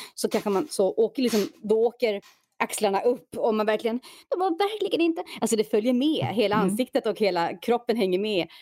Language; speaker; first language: Swedish; native; Swedish